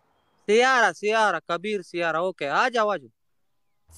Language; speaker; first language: Arabic; non-native, learner; Pashto